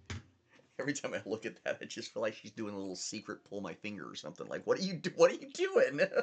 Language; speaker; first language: English; native; English